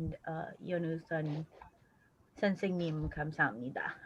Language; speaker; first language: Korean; non-native, learner; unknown